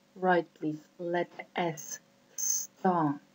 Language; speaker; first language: English; non-native, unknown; Ukrainian